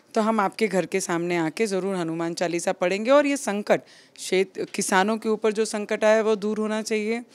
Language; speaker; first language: Hindi; non-native, local second language; Marathi